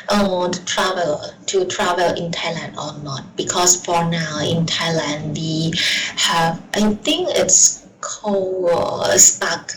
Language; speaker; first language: English; non-native, learner; Thai